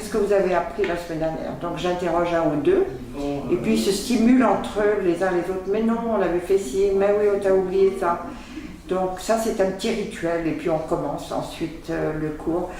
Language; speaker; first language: French; native; French